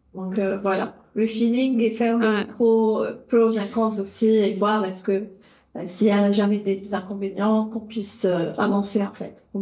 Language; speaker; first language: French; native; French